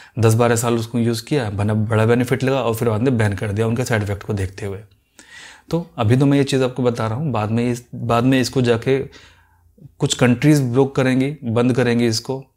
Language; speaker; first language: Hindi; native; Hindi